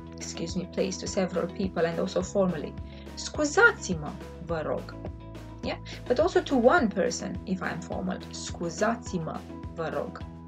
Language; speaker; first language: English; non-native, fluent; Romanian